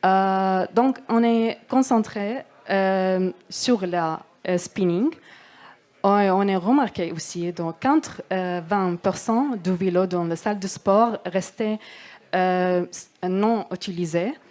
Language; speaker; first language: French; non-native, learner; Arabic